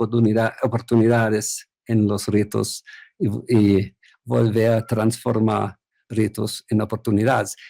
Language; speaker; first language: Spanish; non-native, fluent; German